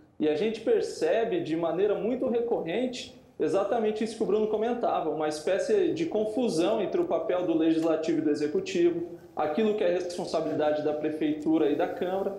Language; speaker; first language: Portuguese; native; Portuguese